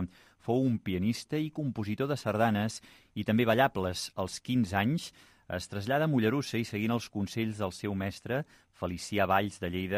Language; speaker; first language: Catalan; native; Catalan